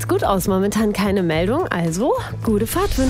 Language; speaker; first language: German; native; German